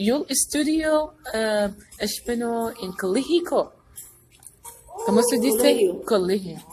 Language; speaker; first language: Spanish; non-native, learner; English